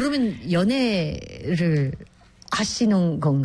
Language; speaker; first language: Korean; non-native, fluent; Filipino